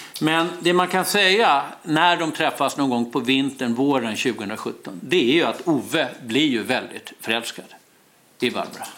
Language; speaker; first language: Swedish; native; Swedish